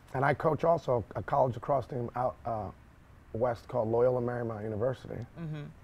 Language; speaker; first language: English; native; English